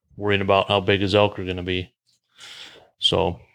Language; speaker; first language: English; native; English